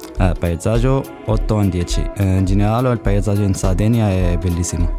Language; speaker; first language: Italian; non-native, learner; Arabic